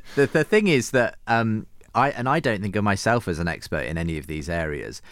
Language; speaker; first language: English; native; English